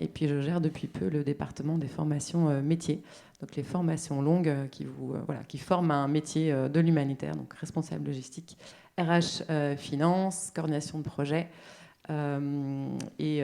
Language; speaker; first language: French; native; French